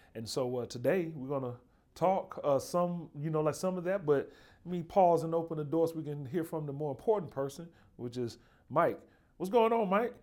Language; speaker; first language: English; native; English